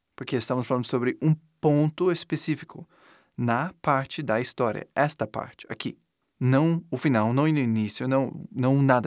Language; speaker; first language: Portuguese; non-native, fluent; English